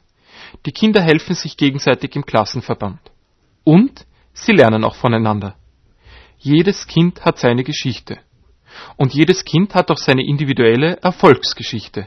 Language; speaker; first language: German; native; German